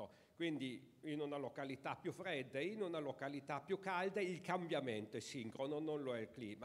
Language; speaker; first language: Italian; native; Italian